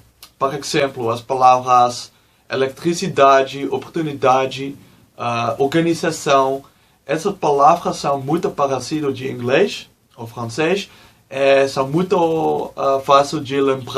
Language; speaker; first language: Portuguese; non-native, learner; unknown